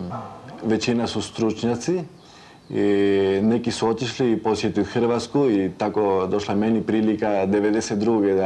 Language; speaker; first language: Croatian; early bilingual, heritage; Croatian